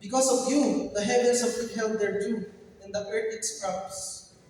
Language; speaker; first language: English; non-native, local second language; Filipino